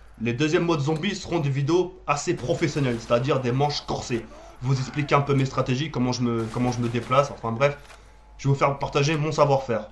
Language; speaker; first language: French; early bilingual, other home language; Arabic